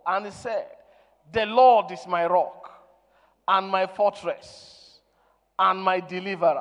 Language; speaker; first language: English; non-native, local second language; Yoruba